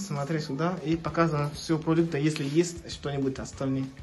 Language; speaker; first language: Russian; non-native, learner; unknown